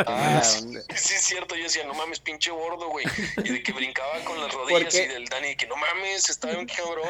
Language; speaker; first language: Spanish; native; Spanish